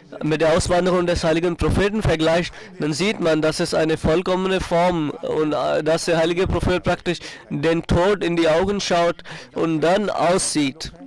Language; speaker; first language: German; non-native, fluent; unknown